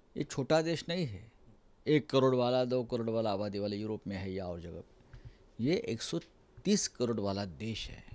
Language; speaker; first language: Hindi; non-native, local second language; Marathi